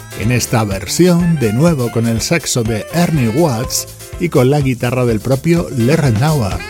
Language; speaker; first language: Spanish; native; Spanish